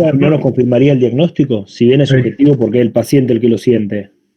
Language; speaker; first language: Spanish; native; Spanish